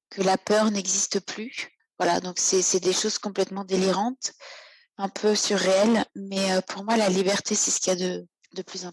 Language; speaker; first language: French; native; French